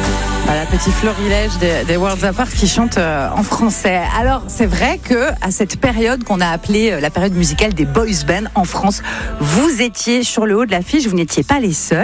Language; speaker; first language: French; native; French